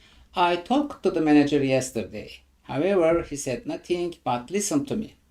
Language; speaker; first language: English; non-native, fluent; Turkish